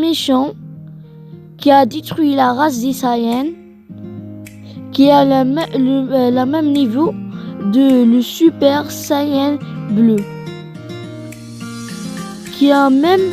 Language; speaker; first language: French; non-native, learner; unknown